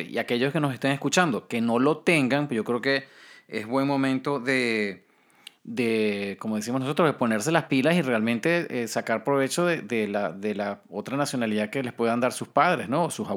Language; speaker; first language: Spanish; native; Spanish